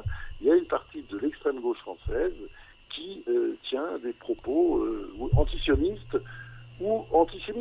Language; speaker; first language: French; native; French